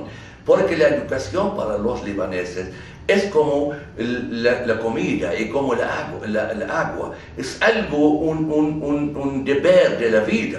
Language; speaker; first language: Spanish; non-native, fluent; Arabic